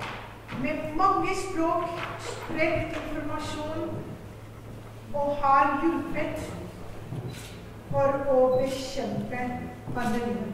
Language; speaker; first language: Norwegian; non-native, fluent; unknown